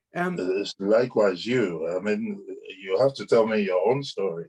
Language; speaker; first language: English; non-native, local second language; Yoruba